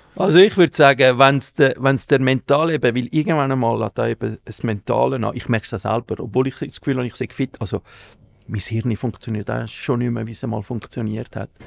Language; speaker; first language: German; early bilingual, other home language; Spanish